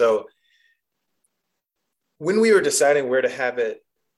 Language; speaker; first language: English; native; English